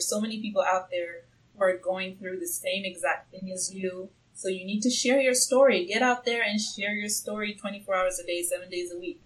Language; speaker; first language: English; non-native, local second language; Swahili